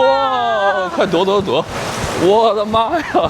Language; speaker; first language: Chinese; native; Chinese